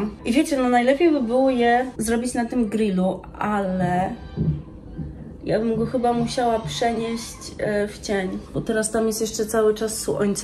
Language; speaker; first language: Polish; native; Polish